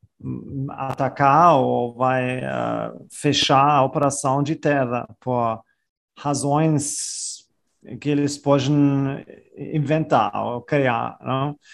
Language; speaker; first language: Portuguese; non-native, fluent; German